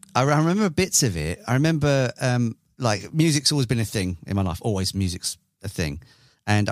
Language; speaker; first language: English; native; English